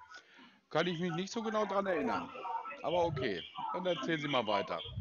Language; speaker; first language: German; native; German